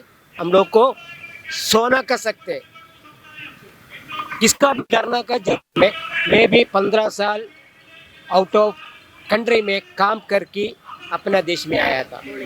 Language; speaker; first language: Hindi; non-native, local second language; Malayalam